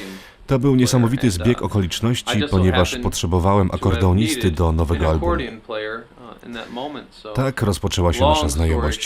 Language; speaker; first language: Polish; non-native, fluent; English